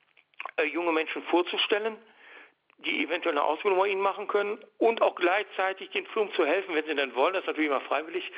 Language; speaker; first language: German; native; German